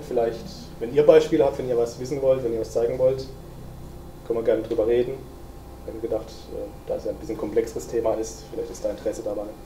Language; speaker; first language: German; native; German